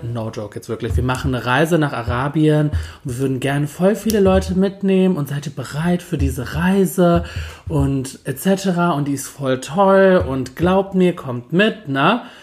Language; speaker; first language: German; early bilingual, other home language; Turkish